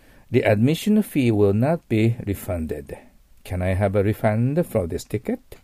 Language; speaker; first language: English; non-native, fluent; Japanese